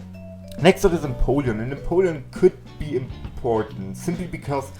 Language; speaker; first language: English; non-native, fluent; German